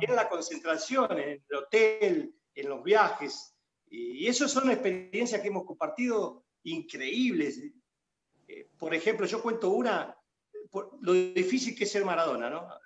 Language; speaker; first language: Spanish; native; Spanish